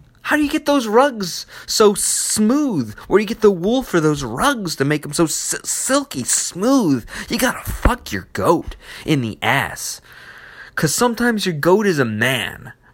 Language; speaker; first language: English; native; English